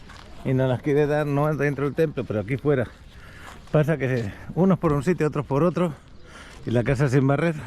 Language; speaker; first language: Spanish; native; Spanish